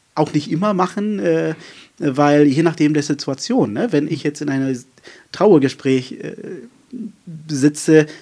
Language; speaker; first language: German; non-native, fluent; Afrikaans